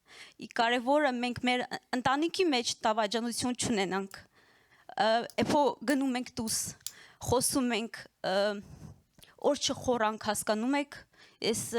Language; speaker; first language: Armenian; early bilingual, heritage; Armenian